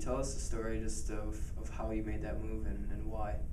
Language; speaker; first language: English; native; English